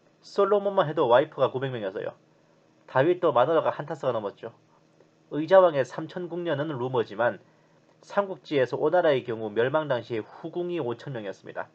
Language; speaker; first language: Korean; native; Korean